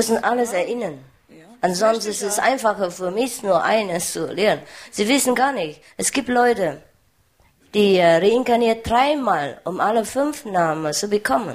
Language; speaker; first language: German; non-native, learner; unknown